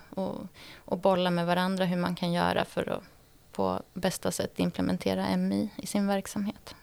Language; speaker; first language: Swedish; native; Swedish